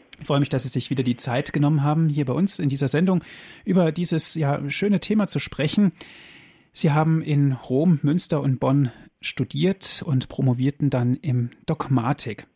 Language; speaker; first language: German; native; German